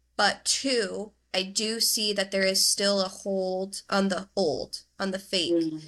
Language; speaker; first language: English; native; English